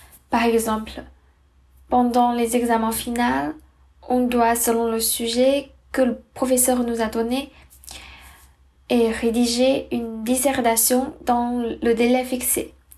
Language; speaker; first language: French; non-native, fluent; Chinese